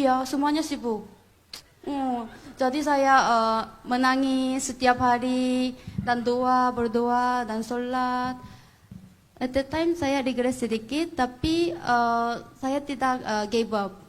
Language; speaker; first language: Indonesian; non-native, learner; Korean